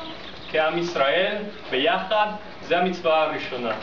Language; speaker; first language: Hebrew; non-native, fluent; English